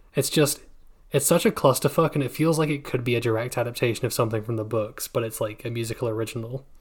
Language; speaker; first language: English; native; English